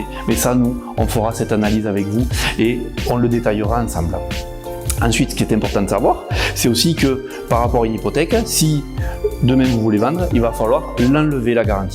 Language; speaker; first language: French; native; French